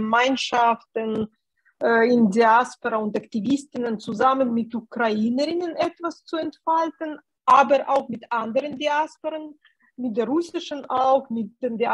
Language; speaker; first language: German; non-native, fluent; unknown